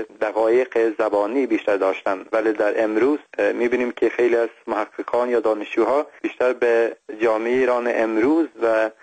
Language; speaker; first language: Persian; non-native, fluent; Swedish